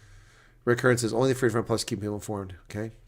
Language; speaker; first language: English; native; English